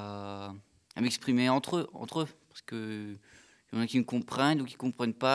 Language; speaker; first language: French; native; French